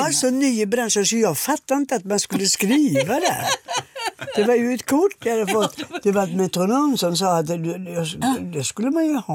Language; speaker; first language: Swedish; native; Swedish